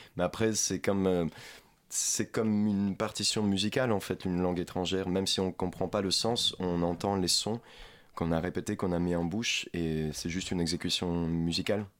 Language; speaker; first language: French; non-native, fluent; Ukrainian